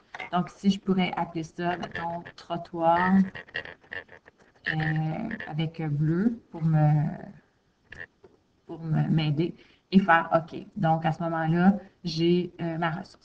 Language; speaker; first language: French; native; French